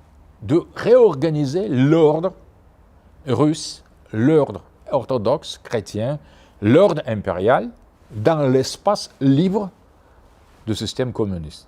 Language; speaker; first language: French; non-native, fluent; Russian